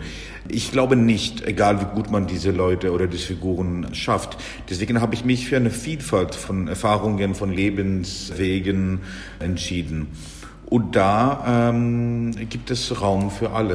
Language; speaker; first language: German; non-native, fluent; Greek